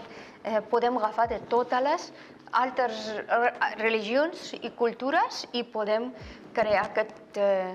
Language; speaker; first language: Catalan; non-native, fluent; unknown